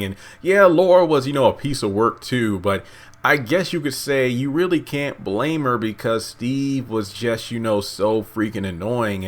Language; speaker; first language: English; native; English